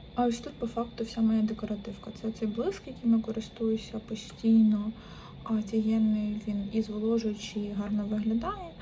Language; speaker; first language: Ukrainian; native; Ukrainian